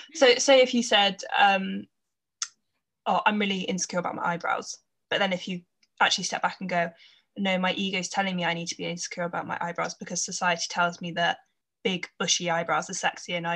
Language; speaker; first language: English; native; English